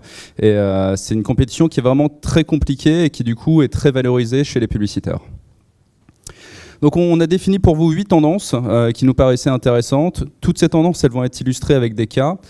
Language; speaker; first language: French; native; French